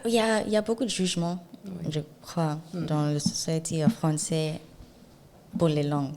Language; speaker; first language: French; non-native, learner; Zulu